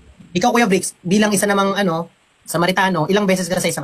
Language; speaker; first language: Filipino; native; Filipino